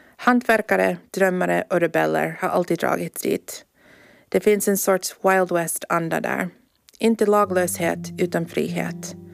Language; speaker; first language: Swedish; non-native, fluent; English